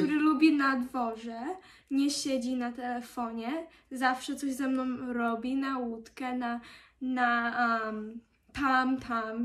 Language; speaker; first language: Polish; early bilingual, heritage; Polish